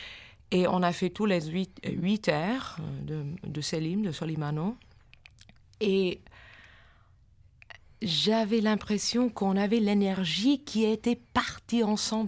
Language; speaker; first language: French; non-native, fluent; English